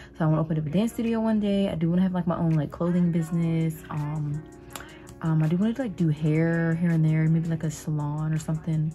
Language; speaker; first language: English; native; English